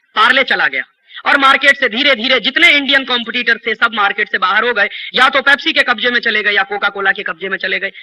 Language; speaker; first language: Hindi; native; Hindi